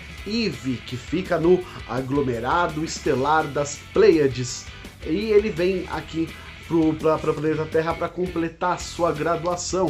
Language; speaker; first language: Portuguese; native; Portuguese